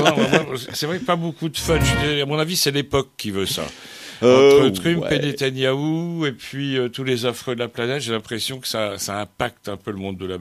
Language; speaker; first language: French; native; French